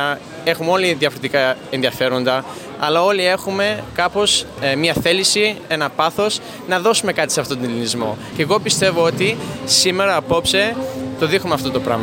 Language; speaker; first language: Greek; early bilingual, heritage; Greek